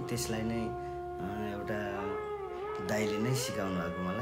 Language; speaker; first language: Nepali; native; Nepali